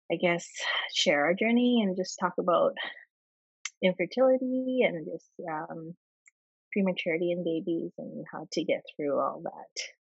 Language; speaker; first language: English; native; English